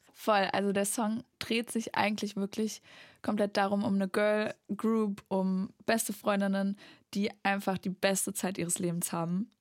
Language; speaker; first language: German; native; German